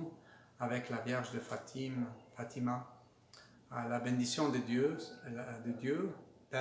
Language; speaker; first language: French; non-native, learner; Spanish